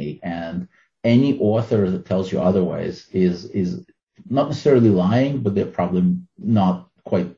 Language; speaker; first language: English; non-native, fluent; Russian